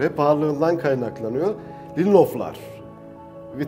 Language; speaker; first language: Turkish; native; Turkish